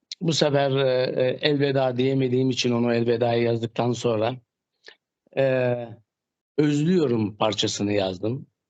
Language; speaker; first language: Turkish; native; Turkish